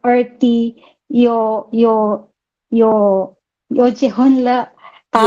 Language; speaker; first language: Chinese; non-native, learner; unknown